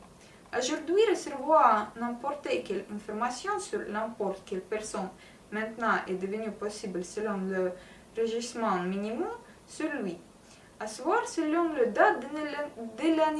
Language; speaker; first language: French; non-native, learner; Russian